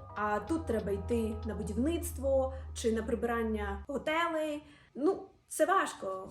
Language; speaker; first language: Ukrainian; native; Ukrainian